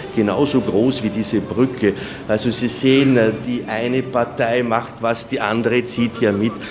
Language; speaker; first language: German; native; German